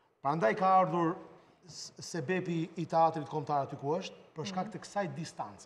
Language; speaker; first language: Albanian; native; Albanian